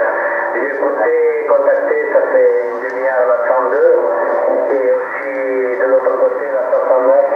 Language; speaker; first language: French; non-native, fluent; Italian